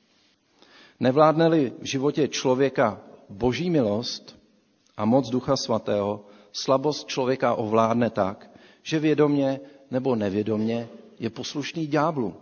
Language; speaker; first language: Czech; native; Czech